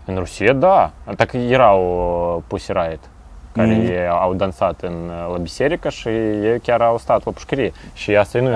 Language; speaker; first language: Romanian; non-native, local second language; Russian